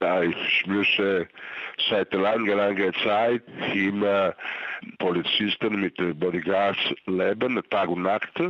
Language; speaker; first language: German; non-native, fluent; Italian